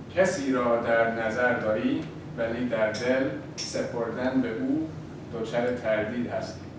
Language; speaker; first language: Persian; early bilingual, heritage; Persian